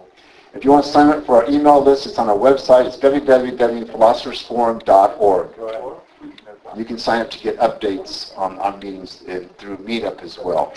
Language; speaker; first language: English; native; English